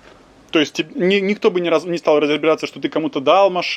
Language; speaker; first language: Russian; native; Russian